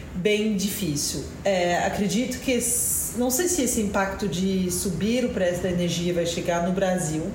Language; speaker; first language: Portuguese; non-native, fluent; French